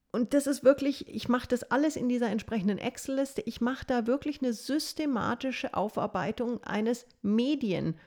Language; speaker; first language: German; native; German